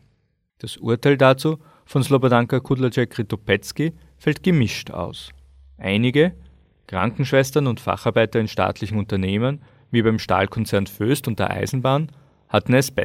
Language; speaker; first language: German; native; German